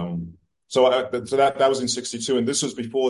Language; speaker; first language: English; native; English